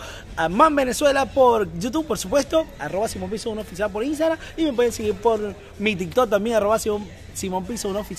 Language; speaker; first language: Spanish; native; Spanish